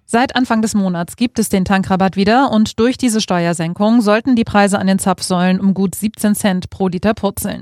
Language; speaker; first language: German; native; German